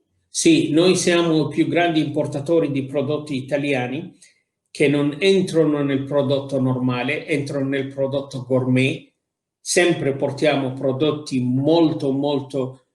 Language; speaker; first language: Italian; non-native, fluent; Arabic